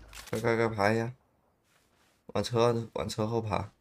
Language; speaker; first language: Chinese; native; Chinese